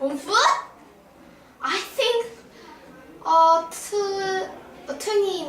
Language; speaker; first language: English; non-native, learner; Korean